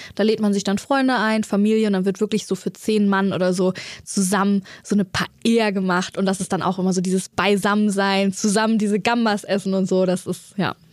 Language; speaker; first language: German; native; German